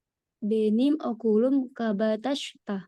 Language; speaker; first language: Turkish; non-native, learner; Indonesian